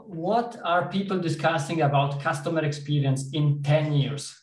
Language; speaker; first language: English; non-native, fluent; Italian